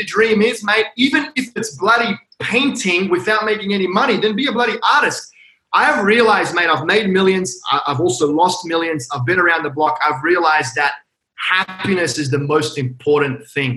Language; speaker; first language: English; native; English